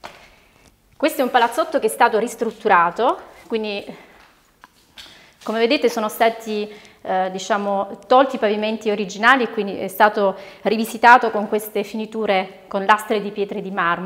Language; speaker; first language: Italian; native; Italian